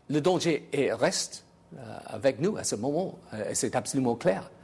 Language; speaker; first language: French; non-native, fluent; English